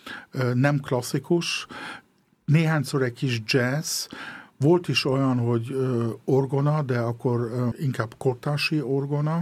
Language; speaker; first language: Hungarian; early bilingual, heritage; Hungarian